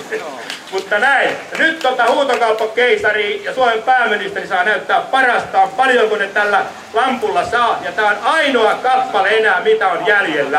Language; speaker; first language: Finnish; native; Finnish